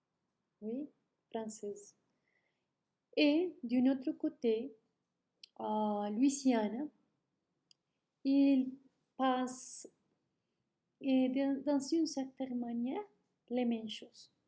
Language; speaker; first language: French; non-native, learner; Spanish